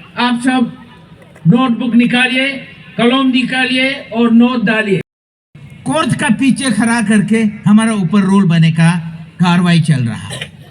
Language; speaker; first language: Hindi; non-native, local second language; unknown